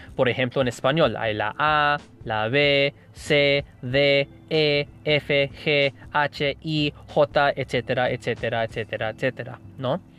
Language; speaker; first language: Spanish; non-native, fluent; English